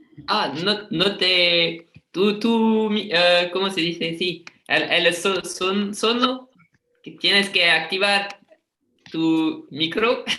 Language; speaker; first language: Spanish; non-native, learner; French